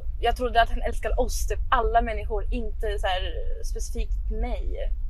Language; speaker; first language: Swedish; non-native, fluent; Arabic